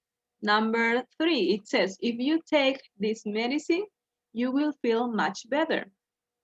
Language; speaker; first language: English; non-native, fluent; Spanish